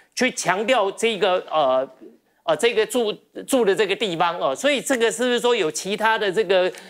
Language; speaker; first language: Chinese; native; Chinese